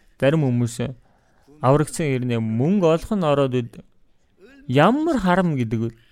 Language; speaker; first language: Mongolian; non-native, fluent; Korean